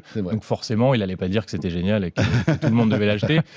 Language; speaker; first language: French; native; French